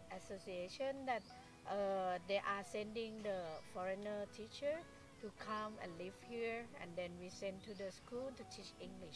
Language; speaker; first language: English; non-native, fluent; Thai